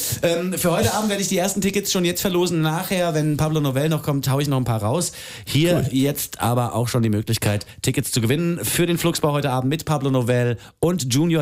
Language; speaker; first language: German; native; German